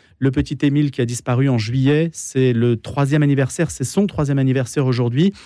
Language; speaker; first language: French; native; French